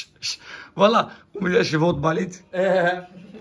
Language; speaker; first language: Russian; non-native, learner; Turkish